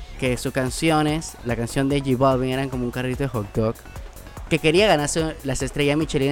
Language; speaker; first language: Spanish; native; Spanish